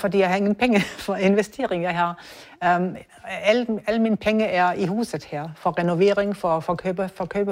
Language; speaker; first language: Danish; non-native, learner; German